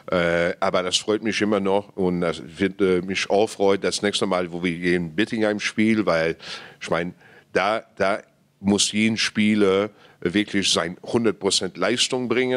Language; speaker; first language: German; non-native, fluent; English